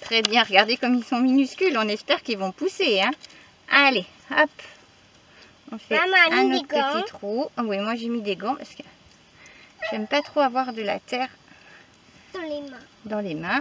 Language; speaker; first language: French; native; French